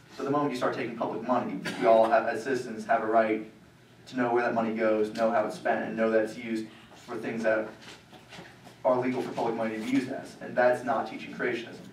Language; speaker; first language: English; native; English